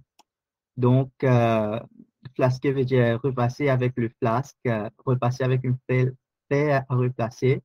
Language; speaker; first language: French; non-native, local second language; Morisyen